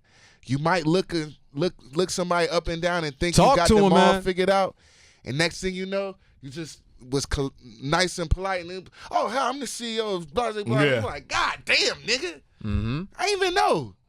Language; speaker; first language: English; native; English